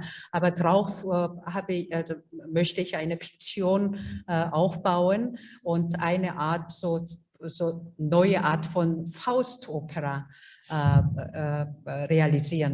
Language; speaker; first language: German; non-native, fluent; Korean